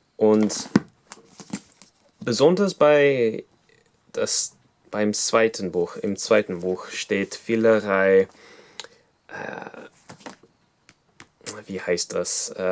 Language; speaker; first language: German; non-native, fluent; English